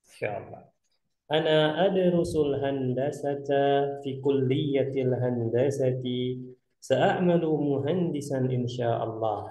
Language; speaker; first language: Arabic; non-native, fluent; Indonesian